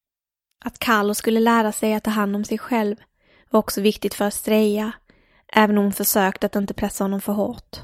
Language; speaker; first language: Swedish; native; Swedish